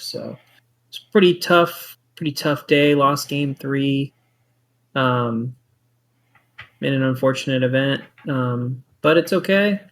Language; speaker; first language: English; native; English